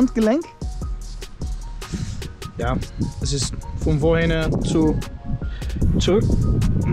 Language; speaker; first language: German; non-native, learner; Dutch